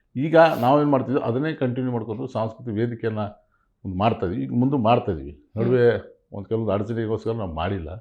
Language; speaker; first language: Kannada; native; Kannada